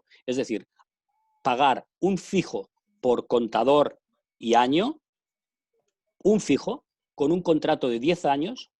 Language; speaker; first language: Spanish; native; Spanish